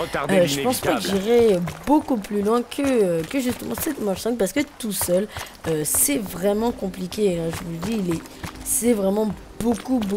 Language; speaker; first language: French; native; French